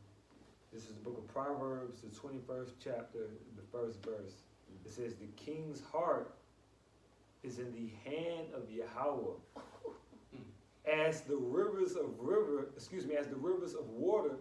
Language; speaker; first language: English; native; English